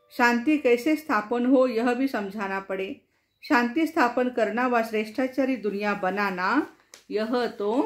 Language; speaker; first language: Hindi; non-native, local second language; Marathi